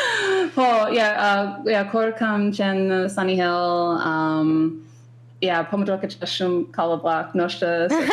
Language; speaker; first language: Albanian; non-native, learner; English